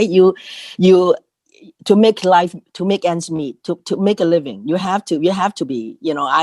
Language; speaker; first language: English; non-native, local second language; Cantonese